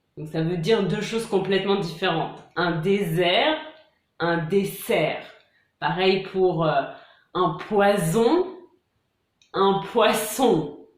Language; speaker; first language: French; native; French